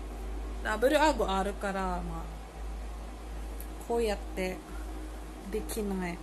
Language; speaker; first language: Japanese; non-native, learner; Filipino